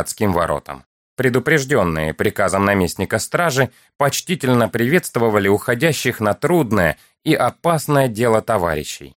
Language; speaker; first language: Russian; native; Russian